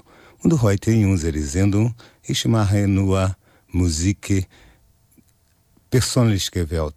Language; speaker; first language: German; non-native, fluent; Portuguese